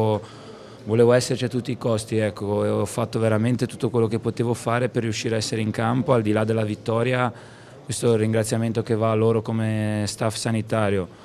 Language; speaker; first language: Italian; native; Italian